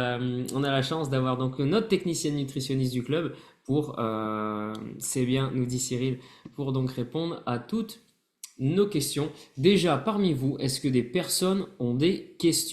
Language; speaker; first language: French; native; French